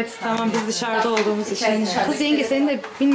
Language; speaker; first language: Turkish; native; Turkish